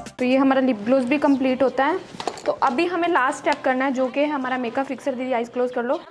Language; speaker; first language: Hindi; native; Hindi